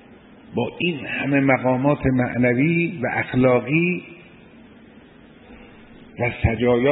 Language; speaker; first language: Persian; native; Persian